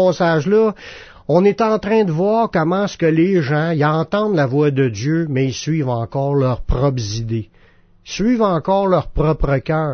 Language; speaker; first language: French; native; French